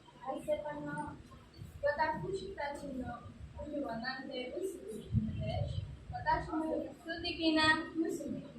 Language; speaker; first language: Japanese; non-native, learner; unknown